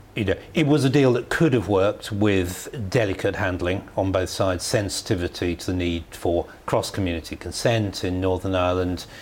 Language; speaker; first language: English; native; English